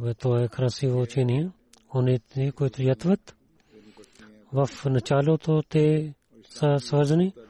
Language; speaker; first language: Bulgarian; non-native, learner; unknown